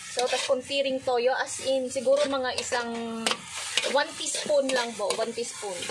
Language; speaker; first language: Filipino; non-native, local second language; Iloko